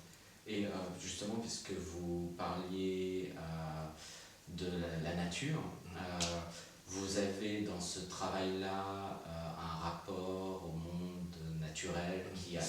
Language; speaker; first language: French; native; French